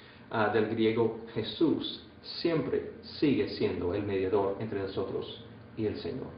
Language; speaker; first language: Spanish; non-native, fluent; English